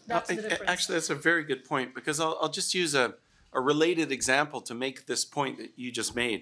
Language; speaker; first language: English; native; English